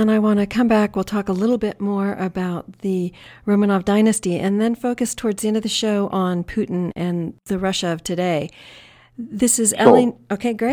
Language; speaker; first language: English; native; English